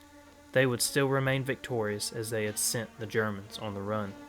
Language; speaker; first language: English; native; English